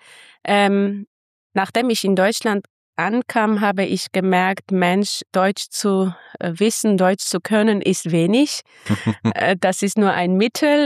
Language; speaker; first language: German; non-native, fluent; Armenian